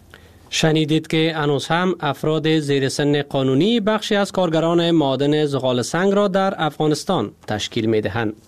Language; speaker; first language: Persian; native; Persian